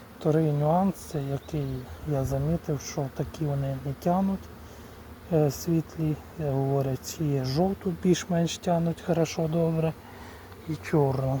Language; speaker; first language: Ukrainian; native; Ukrainian